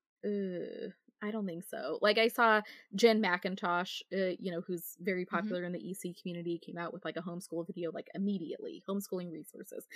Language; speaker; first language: English; native; English